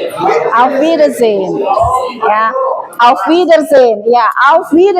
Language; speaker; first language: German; non-native, learner; Indonesian